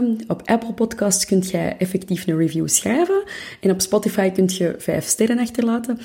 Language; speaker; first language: Dutch; native; Dutch